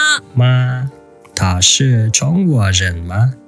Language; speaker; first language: Chinese; non-native, learner; English